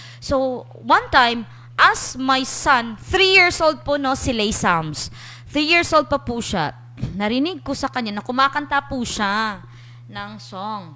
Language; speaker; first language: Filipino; non-native, local second language; Cebuano